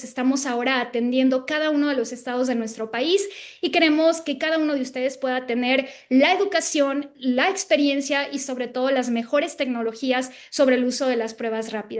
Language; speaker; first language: Spanish; native; Spanish